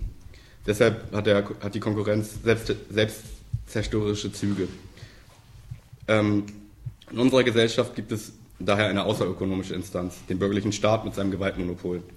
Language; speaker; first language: German; native; German